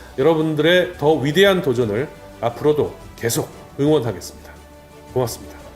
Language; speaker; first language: Korean; native; Korean